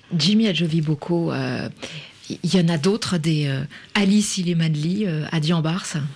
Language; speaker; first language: French; native; French